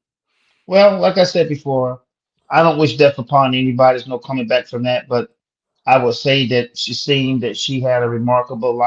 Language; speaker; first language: English; native; English